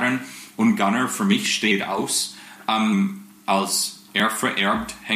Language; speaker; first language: German; non-native, fluent; English